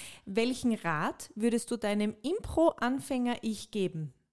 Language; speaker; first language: German; native; German